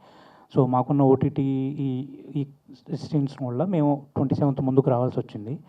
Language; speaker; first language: Telugu; native; Telugu